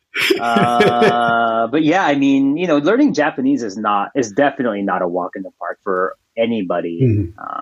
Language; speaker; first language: English; native; English